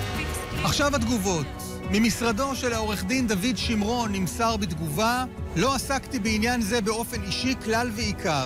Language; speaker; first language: Hebrew; native; Hebrew